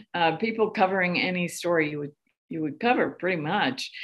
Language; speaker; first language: English; native; English